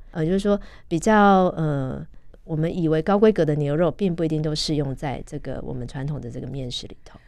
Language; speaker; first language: Chinese; native; Chinese